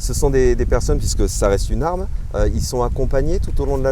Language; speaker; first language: French; native; French